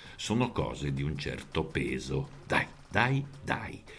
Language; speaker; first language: Italian; native; Italian